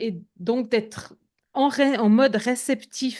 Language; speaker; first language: French; native; French